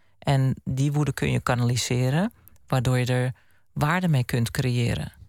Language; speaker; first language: Dutch; native; Dutch